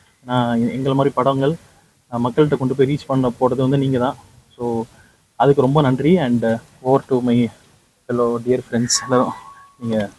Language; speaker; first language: Tamil; native; Tamil